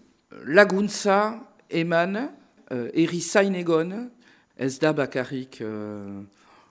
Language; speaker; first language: Basque; non-native, local second language; French